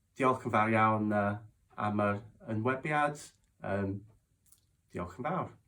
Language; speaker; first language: Welsh; non-native, learner; English